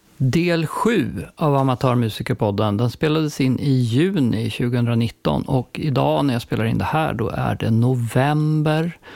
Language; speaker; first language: Swedish; native; Swedish